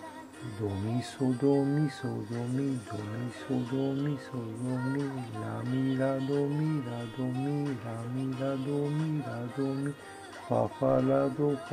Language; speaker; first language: Japanese; native; Japanese